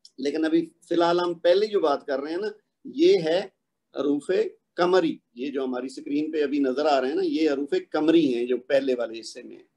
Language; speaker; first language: Urdu; native; Urdu